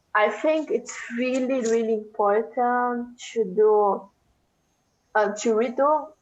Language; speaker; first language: English; non-native, fluent; Portuguese